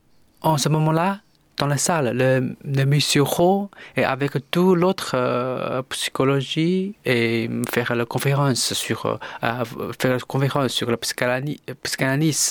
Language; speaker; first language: French; non-native, learner; Chinese